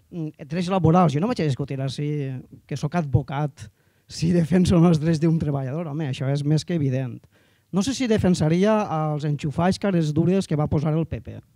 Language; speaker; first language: Catalan; native; Catalan